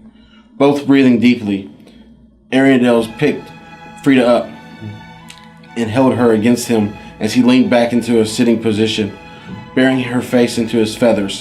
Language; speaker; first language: English; native; English